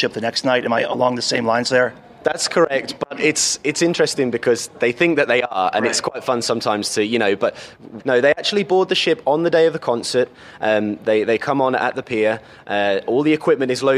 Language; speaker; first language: English; native; English